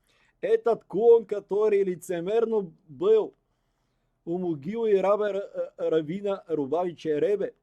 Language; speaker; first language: Russian; non-native, learner; Bulgarian